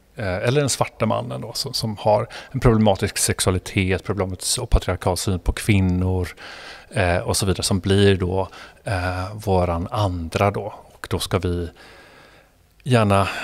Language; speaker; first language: Swedish; non-native, fluent; Spanish